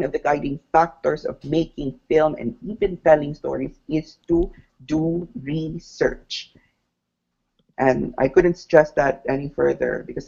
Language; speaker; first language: English; non-native, local second language; Cebuano